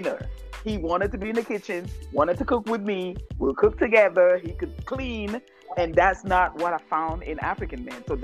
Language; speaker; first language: English; non-native, local second language; French